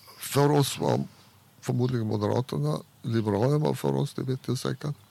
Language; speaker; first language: Swedish; non-native, fluent; German